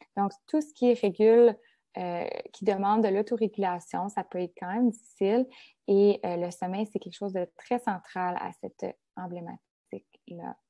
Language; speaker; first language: French; native; French